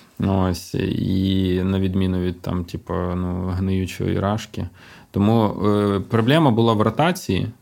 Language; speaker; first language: Ukrainian; native; Ukrainian